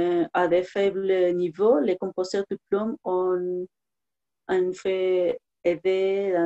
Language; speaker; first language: French; non-native, learner; Spanish